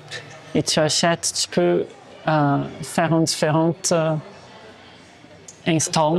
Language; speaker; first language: French; non-native, fluent; Portuguese